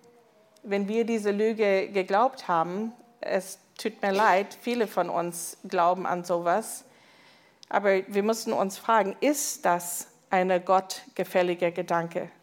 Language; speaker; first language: German; non-native, fluent; English